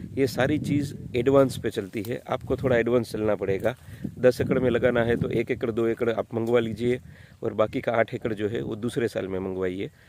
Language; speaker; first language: Hindi; non-native, local second language; Gujarati